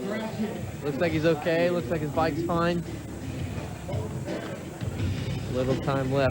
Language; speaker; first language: English; native; English